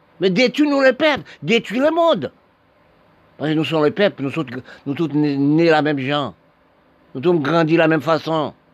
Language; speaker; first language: French; non-native, local second language; Haitian Creole